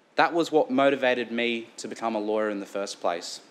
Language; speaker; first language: English; native; English